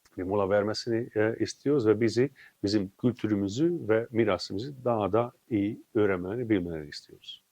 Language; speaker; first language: Turkish; non-native, fluent; Hungarian